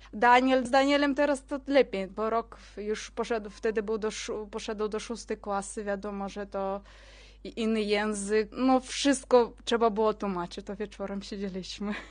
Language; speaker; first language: Polish; non-native, fluent; Russian